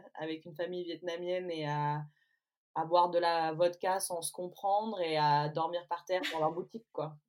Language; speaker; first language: French; native; French